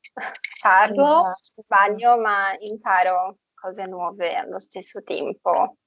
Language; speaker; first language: Italian; non-native, fluent; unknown